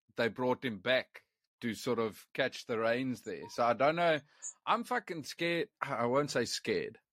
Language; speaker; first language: English; non-native, local second language; Afrikaans